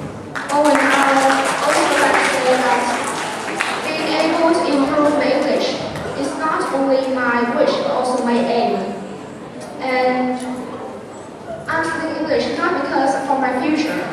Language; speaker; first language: English; non-native, fluent; Vietnamese